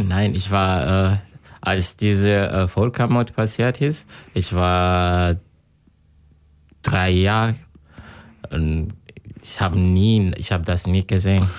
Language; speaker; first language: German; non-native, learner; Kinyarwanda